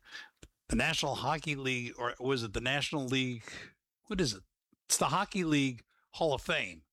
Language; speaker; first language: English; native; English